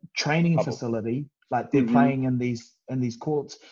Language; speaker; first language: English; native; English